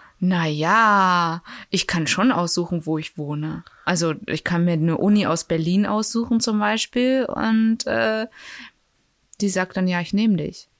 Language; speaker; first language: German; native; German